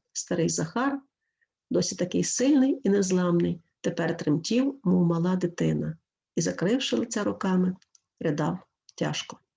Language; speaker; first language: Ukrainian; native; Ukrainian